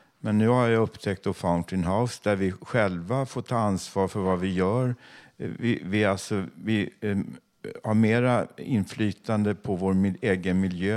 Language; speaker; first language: Swedish; native; Swedish